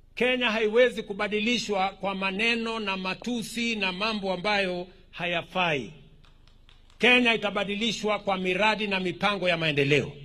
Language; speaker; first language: Swahili; non-native, local second language; Kalenjin